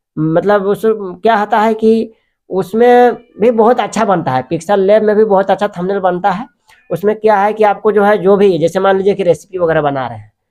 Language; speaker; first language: Hindi; native; Hindi